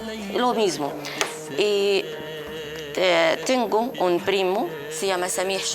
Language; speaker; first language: Spanish; non-native, learner; Arabic